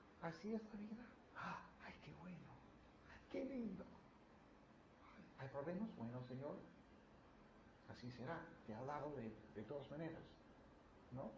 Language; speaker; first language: Spanish; non-native, fluent; English